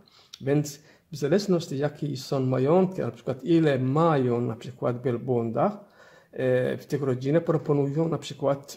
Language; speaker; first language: Polish; non-native, fluent; Somali